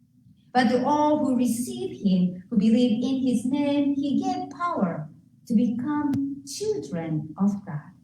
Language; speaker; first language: English; non-native, fluent; Japanese